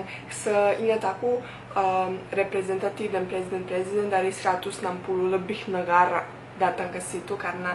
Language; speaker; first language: Indonesian; non-native, fluent; Bosnian